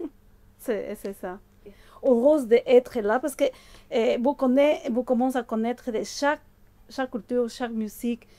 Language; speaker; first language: French; non-native, fluent; Spanish